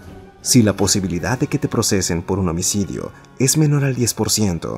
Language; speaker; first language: Spanish; native; Spanish